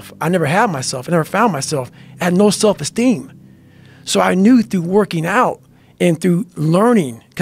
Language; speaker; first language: English; native; English